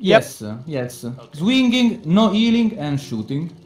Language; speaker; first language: English; non-native, learner; Italian